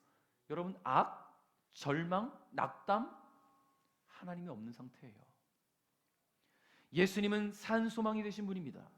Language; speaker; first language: Korean; native; Korean